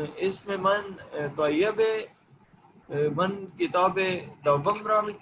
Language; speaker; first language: Persian; non-native, learner; Urdu